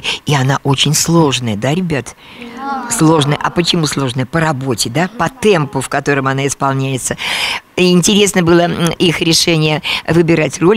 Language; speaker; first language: Russian; native; Russian